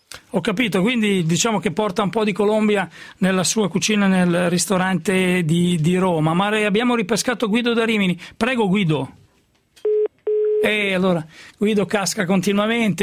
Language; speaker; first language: Italian; native; Italian